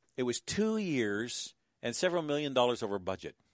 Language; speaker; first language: English; native; English